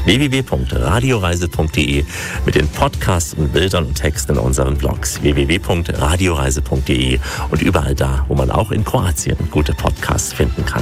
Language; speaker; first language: German; native; German